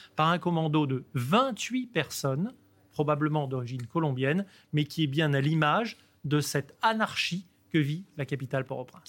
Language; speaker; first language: French; native; French